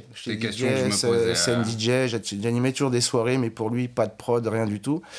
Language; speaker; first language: French; native; French